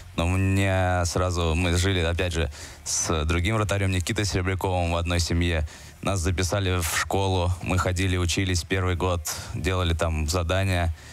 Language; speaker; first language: Russian; native; Russian